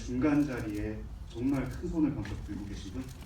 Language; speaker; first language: Korean; native; Korean